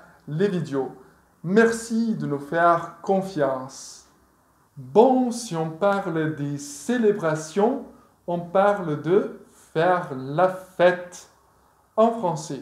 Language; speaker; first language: French; non-native, fluent; Portuguese